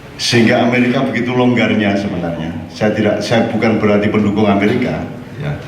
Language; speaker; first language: Indonesian; non-native, local second language; Javanese